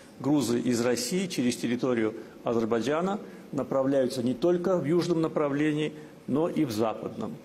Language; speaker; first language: Russian; non-native, local second language; Azerbaijani